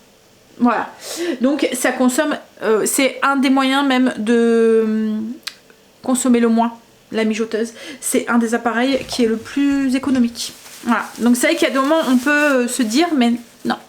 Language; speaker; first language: French; native; French